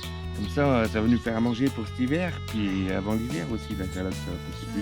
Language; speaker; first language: French; native; French